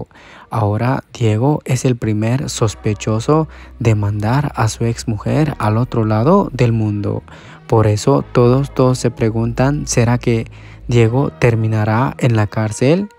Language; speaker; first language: Spanish; native; Spanish